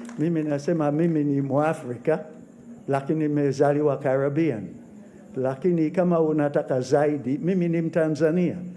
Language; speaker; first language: Swahili; non-native, fluent; English